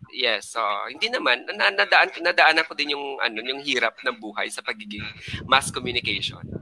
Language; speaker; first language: Filipino; non-native, local second language; Hiligaynon